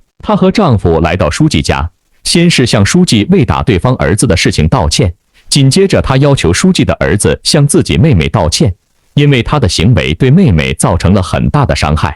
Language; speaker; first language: Chinese; native; Chinese